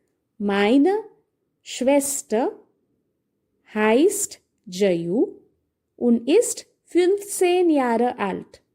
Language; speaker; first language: German; non-native, fluent; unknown